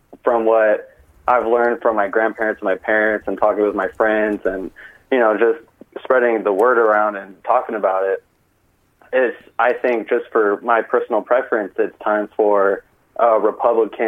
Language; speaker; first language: English; native; English